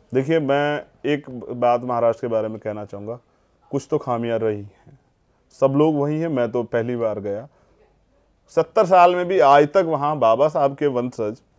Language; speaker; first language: Hindi; native; Hindi